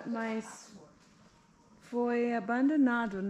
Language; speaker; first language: Portuguese; non-native, learner; English